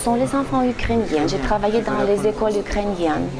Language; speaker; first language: French; non-native, fluent; Russian